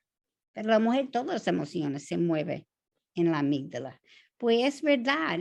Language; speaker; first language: Spanish; non-native, fluent; English